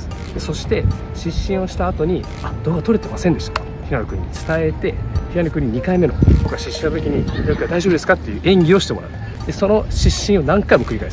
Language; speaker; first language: Japanese; native; Japanese